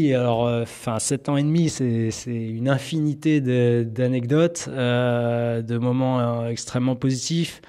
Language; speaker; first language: French; native; French